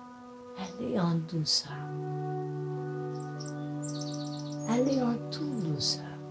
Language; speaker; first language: French; non-native, fluent; English